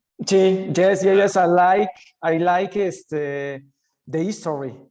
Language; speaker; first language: English; non-native, learner; Spanish